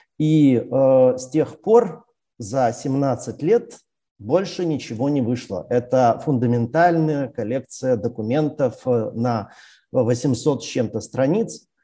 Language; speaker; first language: Russian; native; Russian